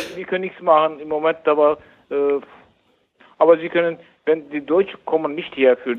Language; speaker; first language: German; non-native, learner; Turkish